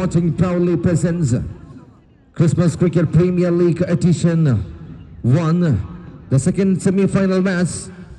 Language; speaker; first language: English; non-native, local second language; Malayalam